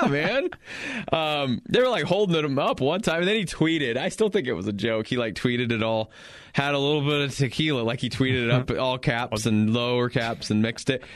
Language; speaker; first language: English; native; English